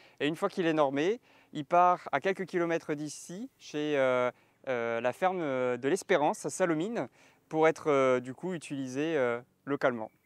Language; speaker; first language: French; native; French